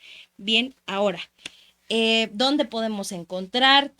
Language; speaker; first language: Spanish; native; Spanish